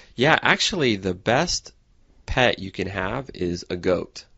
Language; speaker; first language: English; native; English